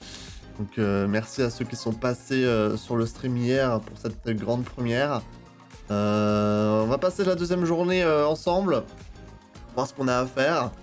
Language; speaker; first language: French; native; French